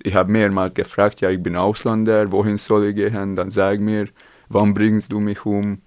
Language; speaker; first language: German; non-native, learner; Latvian